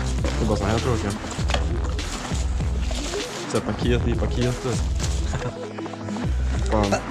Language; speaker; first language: Swedish; native; Swedish